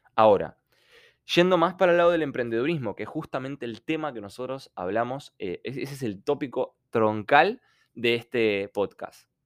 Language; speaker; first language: Spanish; non-native, fluent; Ukrainian